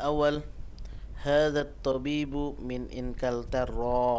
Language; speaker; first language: Arabic; non-native, learner; Indonesian